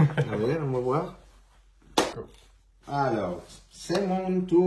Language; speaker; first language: French; non-native, learner; Spanish